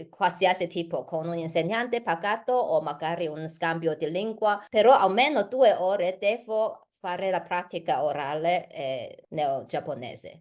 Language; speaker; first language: Italian; non-native, learner; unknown